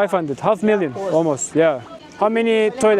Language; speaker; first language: English; non-native, learner; Turkish